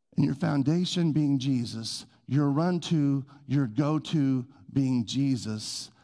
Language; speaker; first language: English; native; English